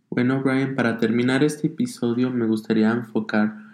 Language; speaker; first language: Spanish; early bilingual, heritage; Spanish